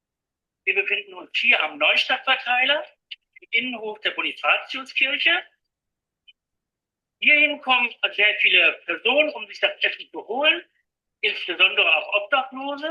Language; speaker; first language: German; native; German